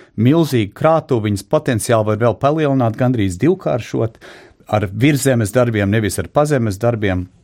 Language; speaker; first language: Latvian; early bilingual, heritage; Latvian